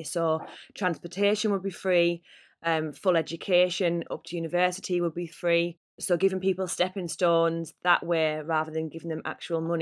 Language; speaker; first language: English; native; English